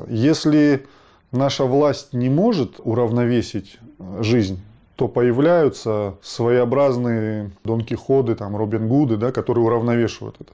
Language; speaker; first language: Russian; native; Russian